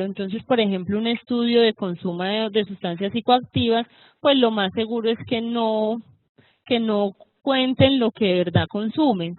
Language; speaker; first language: Spanish; native; Spanish